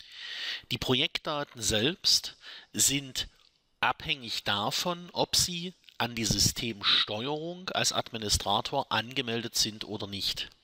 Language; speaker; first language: German; native; German